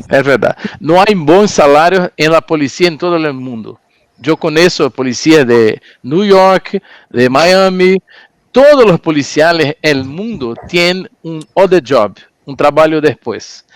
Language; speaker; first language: Spanish; non-native, learner; Portuguese